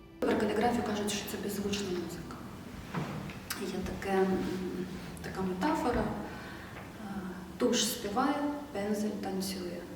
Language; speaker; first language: Ukrainian; native; Ukrainian